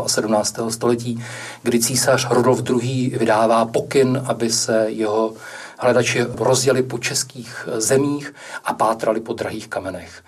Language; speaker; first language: Czech; native; Czech